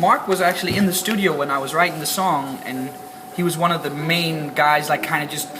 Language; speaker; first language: English; non-native, fluent; Danish